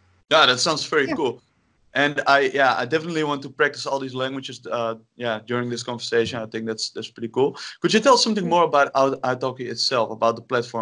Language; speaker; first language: English; non-native, fluent; Dutch